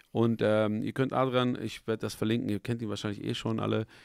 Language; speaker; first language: German; early bilingual, other home language; Persian